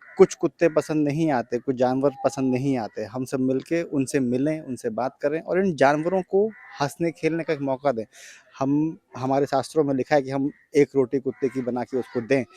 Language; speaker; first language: Hindi; non-native, local second language; Gujarati